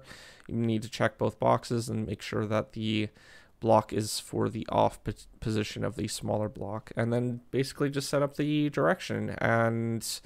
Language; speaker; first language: English; native; English